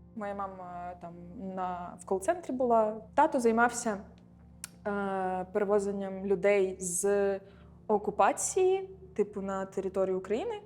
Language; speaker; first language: Ukrainian; non-native, local second language; Russian